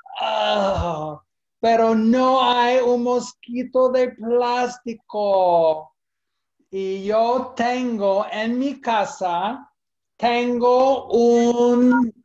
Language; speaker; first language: Spanish; non-native, fluent; English